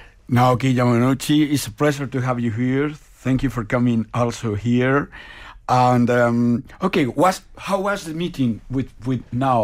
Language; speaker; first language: English; non-native, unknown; Spanish